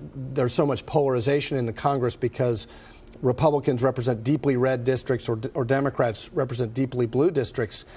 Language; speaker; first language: English; native; English